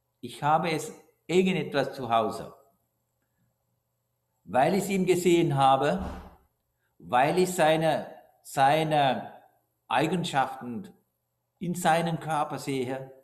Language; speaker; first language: German; non-native, fluent; Sinhala